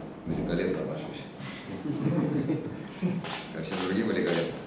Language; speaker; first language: Russian; native; Russian